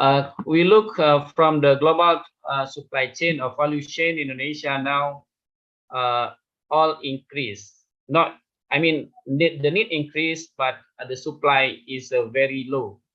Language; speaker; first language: English; non-native, fluent; Indonesian